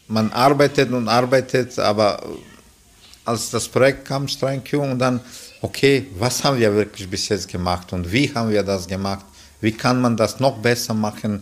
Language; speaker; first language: German; non-native, fluent; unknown